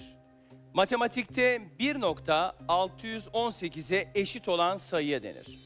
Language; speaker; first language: Turkish; native; Turkish